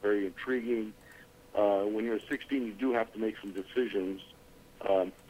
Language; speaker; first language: English; native; English